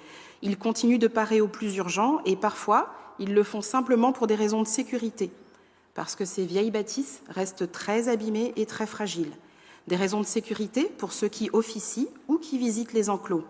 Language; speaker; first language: French; native; French